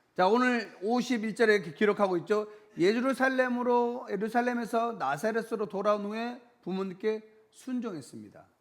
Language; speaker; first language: Korean; native; Korean